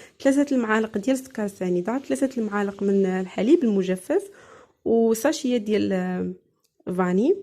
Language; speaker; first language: Arabic; native; Arabic